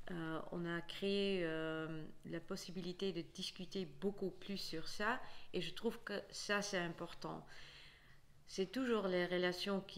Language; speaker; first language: French; non-native, fluent; Dutch